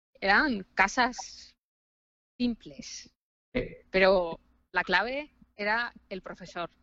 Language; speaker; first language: Spanish; non-native, fluent; Finnish